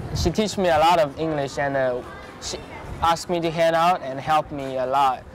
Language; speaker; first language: English; non-native, learner; Chinese